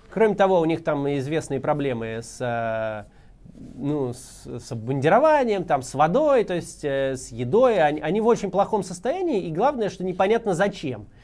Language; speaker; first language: Russian; native; Russian